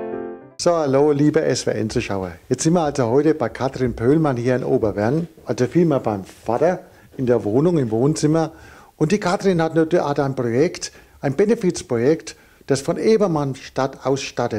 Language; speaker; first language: German; native; German